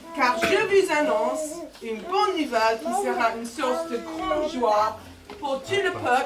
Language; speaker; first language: French; non-native, fluent; English